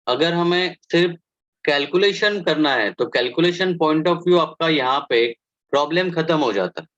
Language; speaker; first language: Hindi; non-native, local second language; Marathi